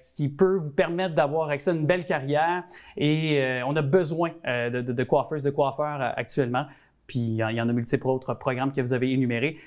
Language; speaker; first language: French; native; French